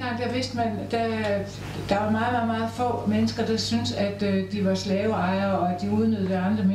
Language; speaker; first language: Danish; native; Danish